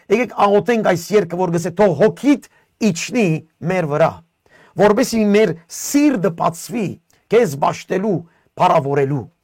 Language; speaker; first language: Armenian; early bilingual, heritage; Armenian